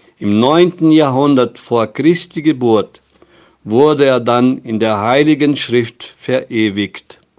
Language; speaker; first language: German; non-native, fluent; Portuguese